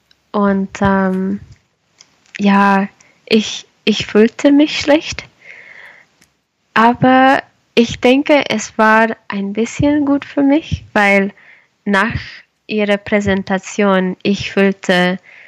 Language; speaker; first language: German; non-native, learner; Spanish